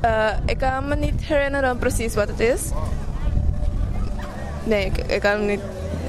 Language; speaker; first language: Dutch; non-native, local second language; Papiamento